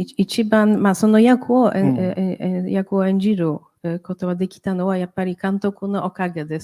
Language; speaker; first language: Japanese; non-native, fluent; Polish